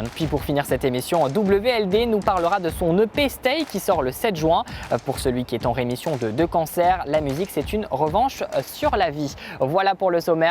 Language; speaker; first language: French; native; French